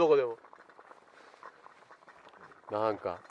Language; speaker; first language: Japanese; native; Japanese